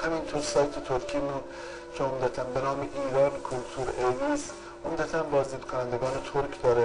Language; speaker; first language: Persian; native; Persian